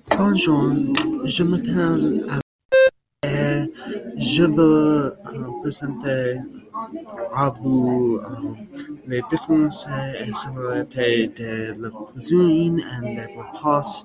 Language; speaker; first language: French; non-native, learner; English